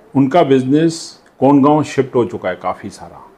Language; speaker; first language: Hindi; non-native, local second language; Sindhi